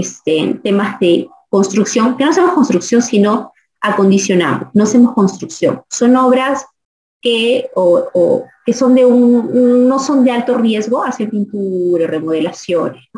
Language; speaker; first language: Spanish; native; Spanish